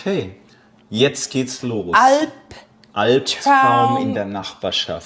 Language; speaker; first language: German; native; German